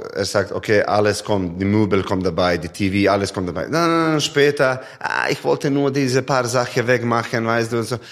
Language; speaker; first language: German; non-native, fluent; Serbian